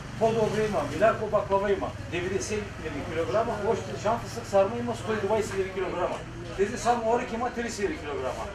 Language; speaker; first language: Bulgarian; non-native, learner; Turkish